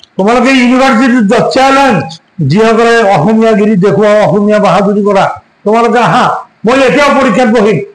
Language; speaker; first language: Assamese; non-native, local second language; Bangla